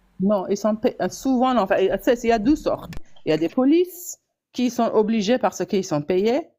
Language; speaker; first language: French; non-native, fluent; Persian